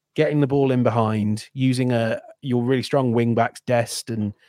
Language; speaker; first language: English; native; English